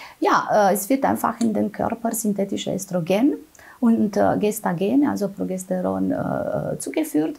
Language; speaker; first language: German; non-native, fluent; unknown